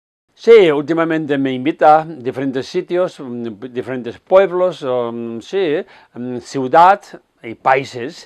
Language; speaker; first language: Spanish; non-native, fluent; Tibetan